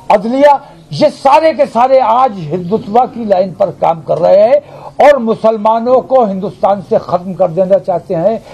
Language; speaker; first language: Hindi; native; Hindi